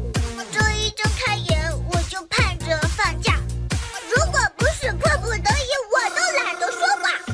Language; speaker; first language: Chinese; native; Chinese